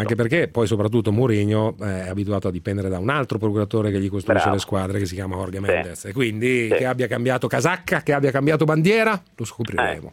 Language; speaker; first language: Italian; native; Italian